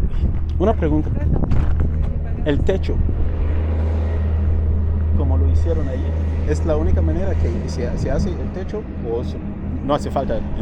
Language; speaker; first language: Spanish; non-native, learner; English